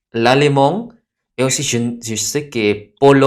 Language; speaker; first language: French; non-native, fluent; Indonesian